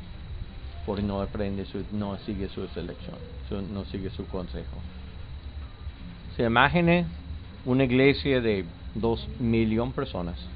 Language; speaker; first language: Spanish; non-native, learner; English